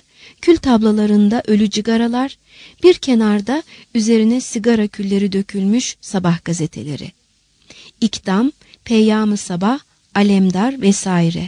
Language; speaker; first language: Turkish; native; Turkish